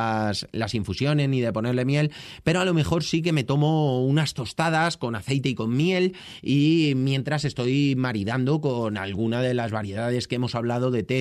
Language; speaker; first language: Spanish; native; Spanish